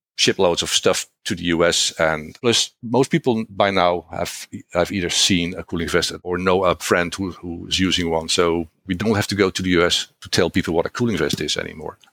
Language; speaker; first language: English; non-native, fluent; Dutch